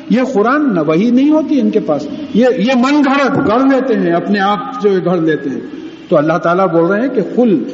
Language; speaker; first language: Urdu; native; Urdu